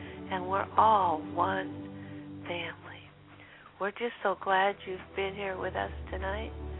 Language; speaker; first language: English; native; English